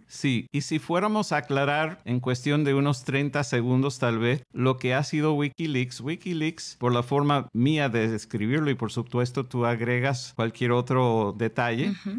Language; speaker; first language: Spanish; non-native, fluent; English